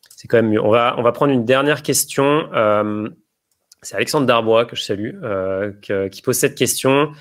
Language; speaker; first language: French; native; French